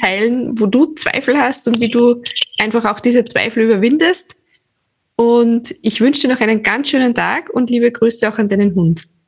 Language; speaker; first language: German; native; German